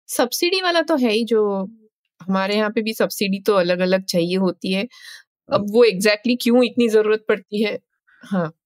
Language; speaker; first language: Hindi; native; Hindi